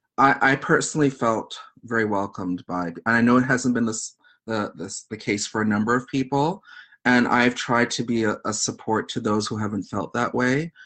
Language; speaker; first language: English; native; English